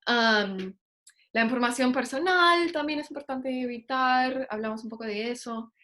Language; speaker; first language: Spanish; non-native, fluent; English